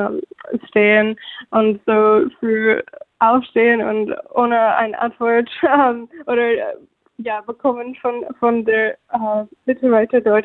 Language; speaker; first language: German; non-native, fluent; English